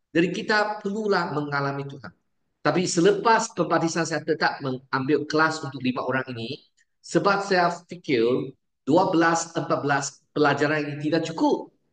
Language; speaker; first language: Malay; non-native, local second language; Chinese